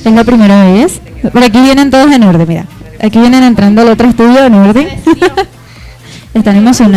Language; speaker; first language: Spanish; native; Spanish